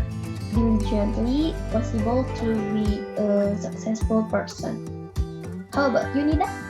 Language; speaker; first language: English; non-native, learner; Indonesian